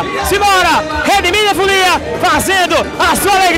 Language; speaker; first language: Portuguese; native; Portuguese